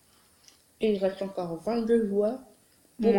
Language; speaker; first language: French; native; French